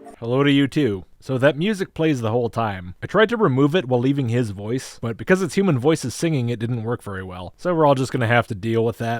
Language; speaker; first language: English; native; English